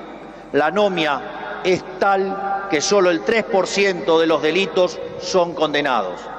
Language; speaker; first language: Spanish; native; Spanish